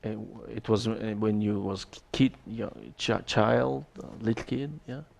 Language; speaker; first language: English; non-native, learner; Mongolian